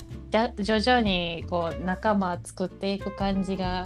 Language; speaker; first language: Japanese; native; Japanese